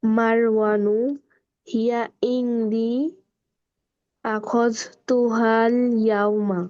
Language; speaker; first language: Arabic; non-native, learner; Bangla